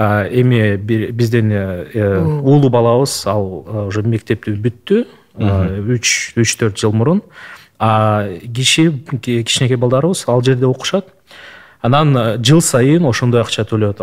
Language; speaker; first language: Kyrgyz; non-native, local second language; Russian